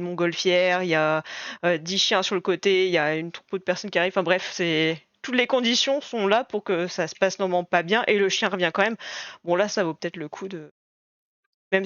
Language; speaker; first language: French; native; French